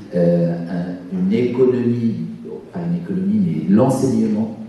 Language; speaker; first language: French; non-native, local second language; Arabic